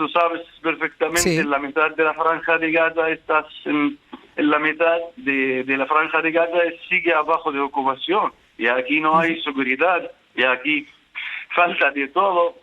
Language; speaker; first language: Spanish; non-native, fluent; Arabic